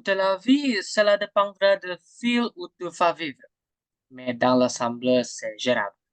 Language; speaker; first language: French; non-native, learner; Indonesian